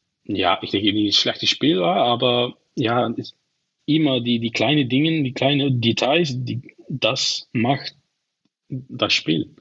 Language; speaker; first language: German; non-native, learner; Dutch